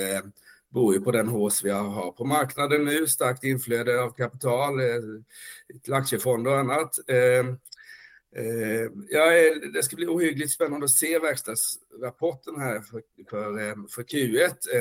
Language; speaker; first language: Swedish; native; Swedish